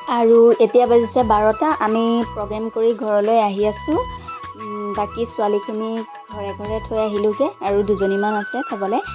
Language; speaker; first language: Assamese; native; Assamese